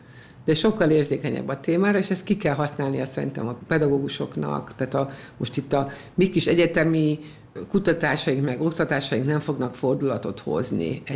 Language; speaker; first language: Hungarian; native; Hungarian